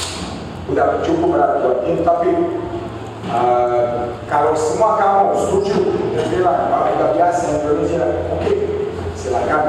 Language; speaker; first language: Indonesian; non-native, fluent; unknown